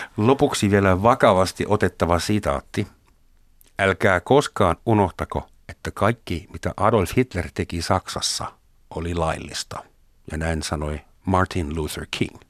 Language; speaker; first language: Finnish; non-native, fluent; German